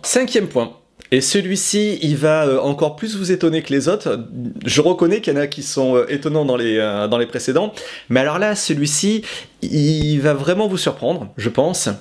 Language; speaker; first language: French; native; French